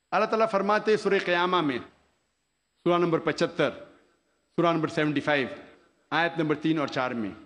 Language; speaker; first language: Hindi; non-native, local second language; Konkani